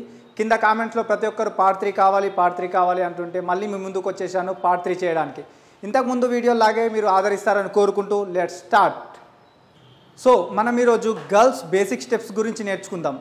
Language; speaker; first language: Telugu; native; Telugu